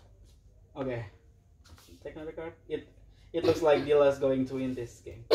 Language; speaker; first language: English; non-native, learner; Indonesian